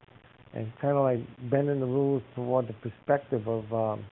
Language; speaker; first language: English; native; English